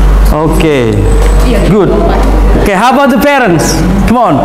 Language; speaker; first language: English; non-native, fluent; Indonesian